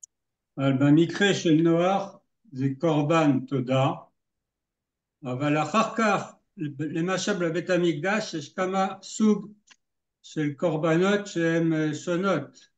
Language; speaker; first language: Hebrew; non-native, fluent; French